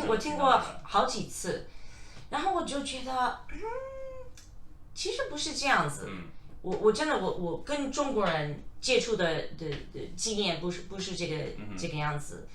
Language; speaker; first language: Chinese; non-native, fluent; English